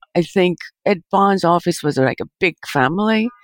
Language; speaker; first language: English; early bilingual, other home language; Japanese